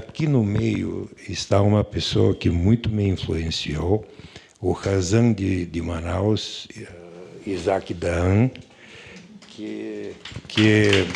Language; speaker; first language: Portuguese; non-native, fluent; Bulgarian